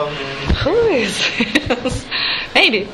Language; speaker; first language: English; non-native, learner; Japanese